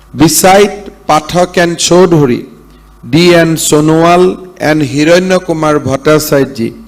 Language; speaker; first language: English; non-native, local second language; Assamese